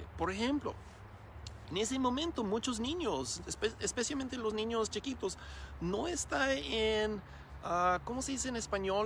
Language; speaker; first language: Spanish; non-native, learner; English